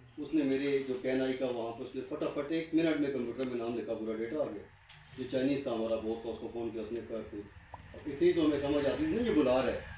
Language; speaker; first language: Urdu; native; Urdu